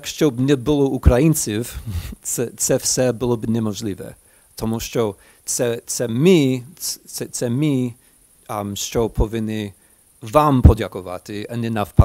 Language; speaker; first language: Ukrainian; non-native, fluent; English